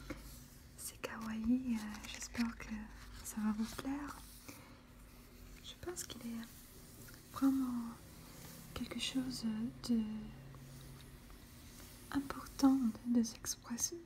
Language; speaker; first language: French; non-native, fluent; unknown